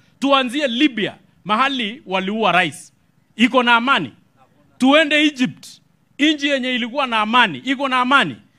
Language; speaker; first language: Swahili; non-native, local second language; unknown